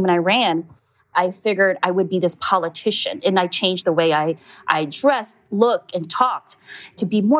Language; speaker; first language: English; native; English